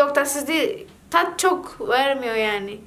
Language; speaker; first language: Turkish; non-native, learner; Indonesian